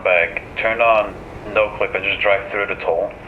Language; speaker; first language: English; native; English